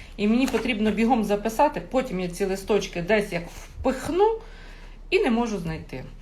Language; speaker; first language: Ukrainian; non-native, local second language; Russian